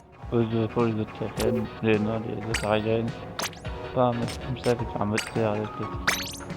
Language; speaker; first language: French; native; French